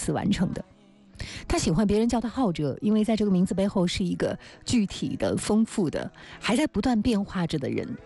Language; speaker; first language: Chinese; native; Chinese